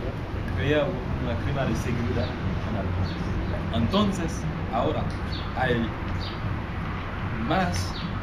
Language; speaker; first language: Spanish; non-native, learner; Haitian Creole